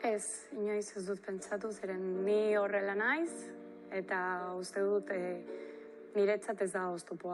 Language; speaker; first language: Basque; non-native, local second language; Spanish